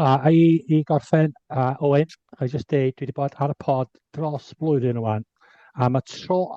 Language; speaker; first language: Welsh; native; Welsh